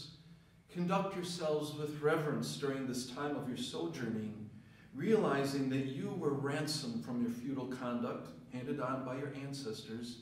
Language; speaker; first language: English; native; English